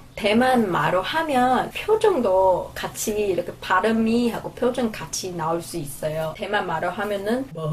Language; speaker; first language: Korean; non-native, fluent; Chinese